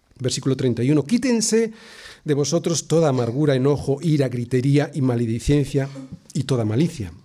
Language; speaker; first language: Spanish; native; Spanish